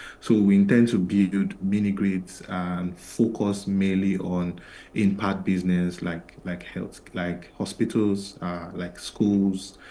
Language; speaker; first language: English; non-native, local second language; Yoruba